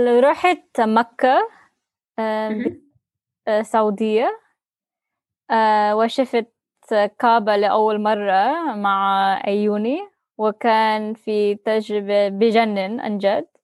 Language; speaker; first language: Arabic; non-native, learner; English